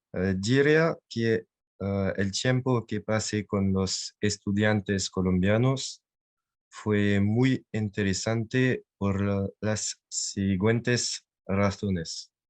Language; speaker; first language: Spanish; non-native, learner; French